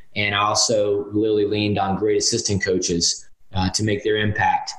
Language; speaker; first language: English; native; English